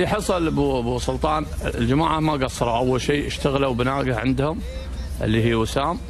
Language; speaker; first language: Arabic; native; Arabic